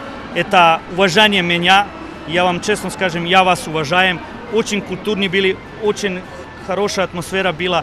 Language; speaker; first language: Russian; non-native, learner; Serbian